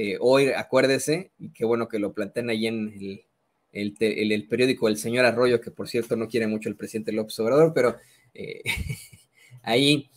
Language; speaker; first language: Spanish; native; Spanish